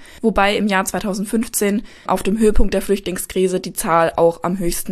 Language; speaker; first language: German; native; German